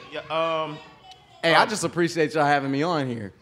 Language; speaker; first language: English; native; English